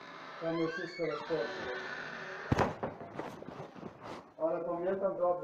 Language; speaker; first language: Polish; non-native, learner; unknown